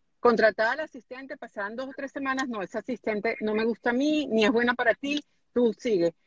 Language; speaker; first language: Spanish; native; Spanish